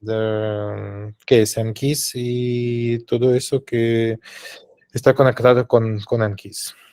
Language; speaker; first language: Spanish; non-native, learner; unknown